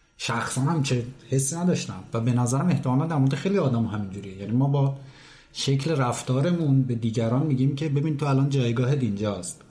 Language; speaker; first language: Persian; native; Persian